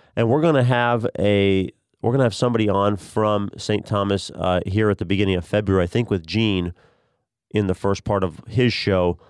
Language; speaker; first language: English; native; English